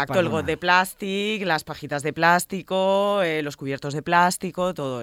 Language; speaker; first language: Spanish; native; Spanish